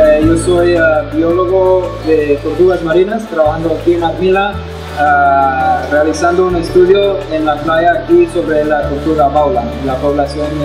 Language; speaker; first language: Spanish; non-native, fluent; English